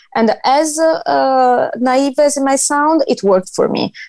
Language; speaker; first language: English; non-native, fluent; Italian